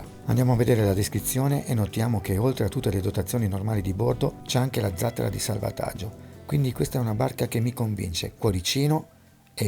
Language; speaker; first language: Italian; native; Italian